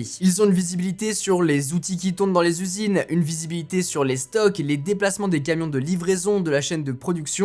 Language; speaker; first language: French; native; French